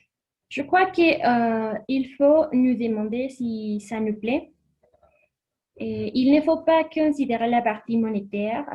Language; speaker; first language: French; non-native, learner; Spanish